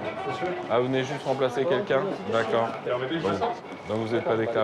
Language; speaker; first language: French; native; French